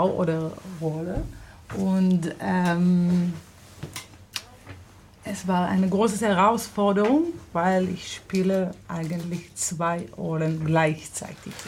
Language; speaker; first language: German; non-native, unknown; Hebrew